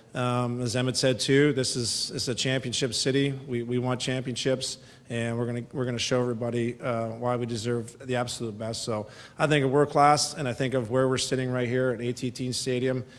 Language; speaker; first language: English; native; English